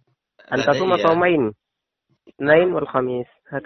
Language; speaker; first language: Arabic; non-native, learner; Indonesian